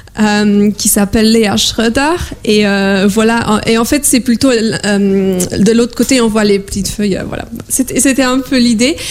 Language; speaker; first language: French; non-native, fluent; Polish